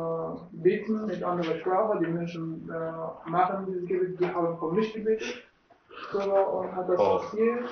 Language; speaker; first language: German; non-native, learner; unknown